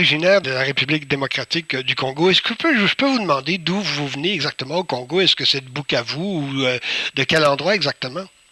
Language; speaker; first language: French; native; French